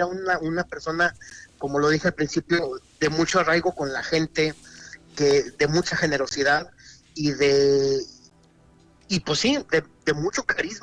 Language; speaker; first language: Spanish; native; Spanish